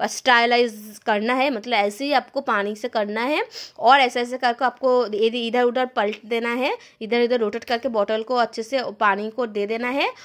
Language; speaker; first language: Hindi; non-native, local second language; Bangla